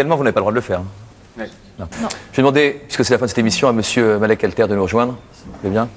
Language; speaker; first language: French; native; French